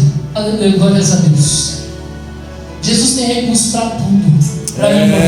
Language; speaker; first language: Portuguese; native; Portuguese